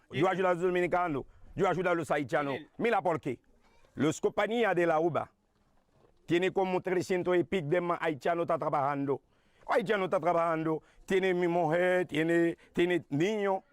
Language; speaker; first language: Spanish; non-native, learner; Haitian Creole